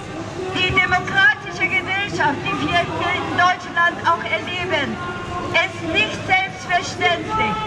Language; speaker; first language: German; non-native, fluent; Korean